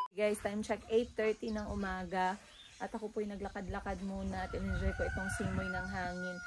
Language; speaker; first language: Filipino; non-native, local second language; Cebuano